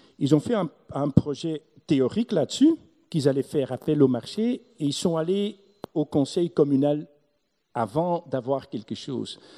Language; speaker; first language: French; non-native, local second language; Dutch